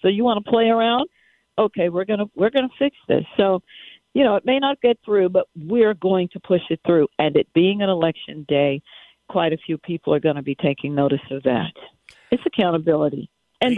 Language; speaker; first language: English; native; English